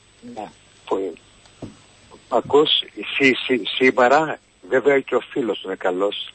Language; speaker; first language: Greek; non-native, learner; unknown